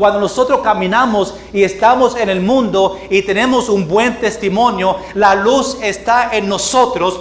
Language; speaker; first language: Spanish; non-native, fluent; English